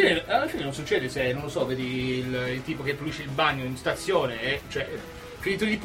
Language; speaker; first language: Italian; non-native, fluent; English